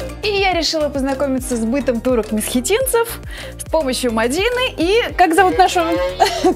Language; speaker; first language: Russian; native; Russian